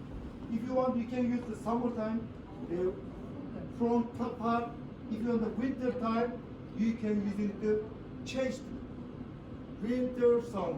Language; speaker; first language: English; non-native, learner; Turkish